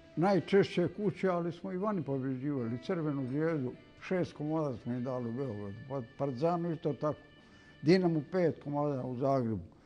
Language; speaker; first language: Croatian; native; Croatian